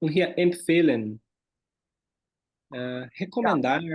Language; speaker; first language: German; non-native, fluent; Portuguese